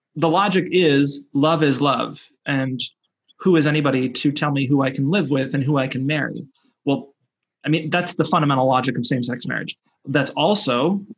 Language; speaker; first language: English; early bilingual, other home language; Spanish